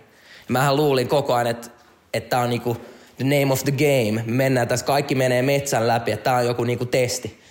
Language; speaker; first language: Finnish; non-native, local second language; Swedish